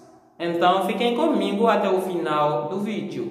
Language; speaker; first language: Portuguese; non-native, fluent; Haitian Creole